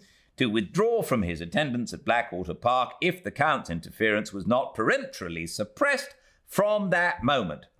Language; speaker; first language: English; native; English